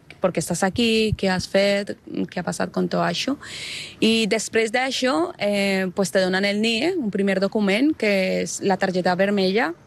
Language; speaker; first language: Catalan; non-native, learner; Spanish